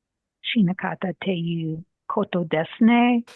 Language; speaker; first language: Japanese; non-native, learner; English